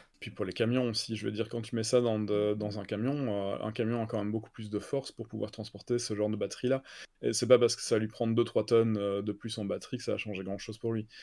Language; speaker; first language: French; native; French